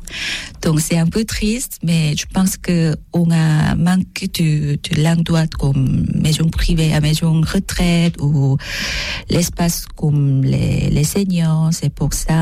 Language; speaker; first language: French; non-native, learner; Korean